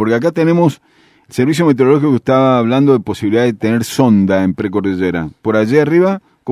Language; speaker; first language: Spanish; native; Spanish